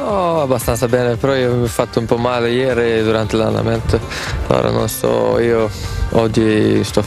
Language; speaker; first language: Italian; non-native, learner; Swedish